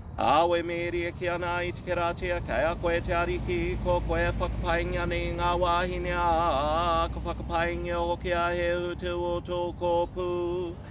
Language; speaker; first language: Māori; non-native, local second language; English